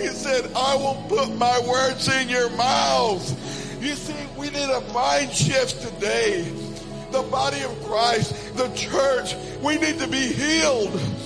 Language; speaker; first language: English; early bilingual, other home language; Spanish